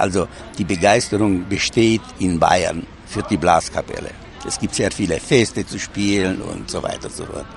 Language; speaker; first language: German; native; German